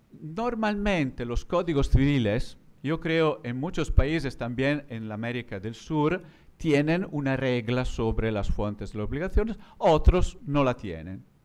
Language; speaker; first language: Spanish; non-native, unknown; Italian